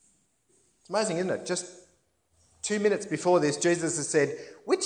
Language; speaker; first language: English; native; English